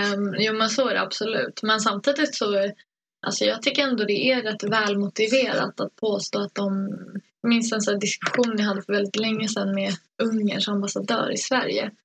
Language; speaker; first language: Swedish; early bilingual, other home language; Persian